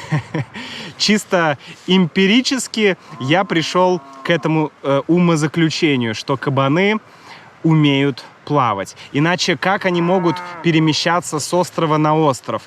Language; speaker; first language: Russian; native; Russian